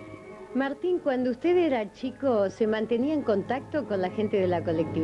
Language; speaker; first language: Spanish; native; Spanish